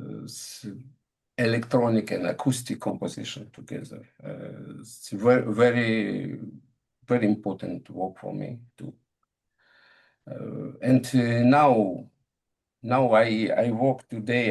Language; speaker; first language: English; non-native, learner; Russian